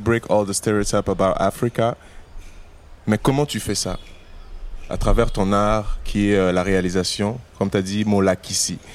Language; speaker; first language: French; non-native, local second language; Lingala